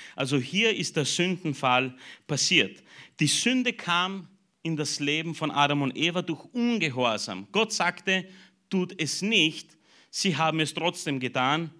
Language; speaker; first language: German; native; German